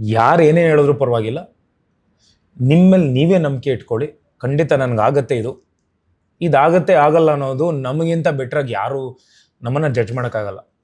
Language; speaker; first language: Kannada; native; Kannada